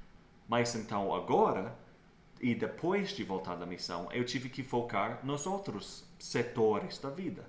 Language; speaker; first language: Portuguese; non-native, fluent; English